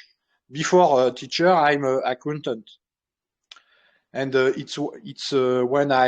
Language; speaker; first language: English; non-native, learner; French